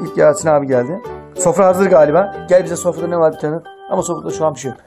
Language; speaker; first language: Turkish; native; Turkish